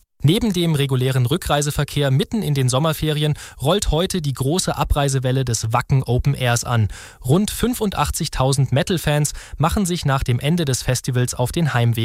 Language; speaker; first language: German; native; German